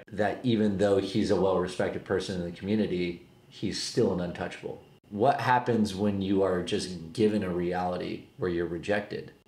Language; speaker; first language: English; native; English